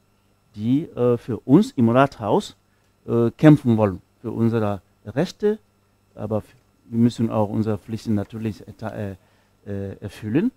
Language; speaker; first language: German; non-native, fluent; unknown